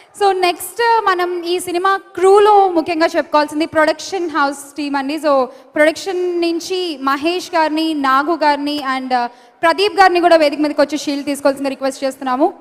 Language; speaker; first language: Telugu; native; Telugu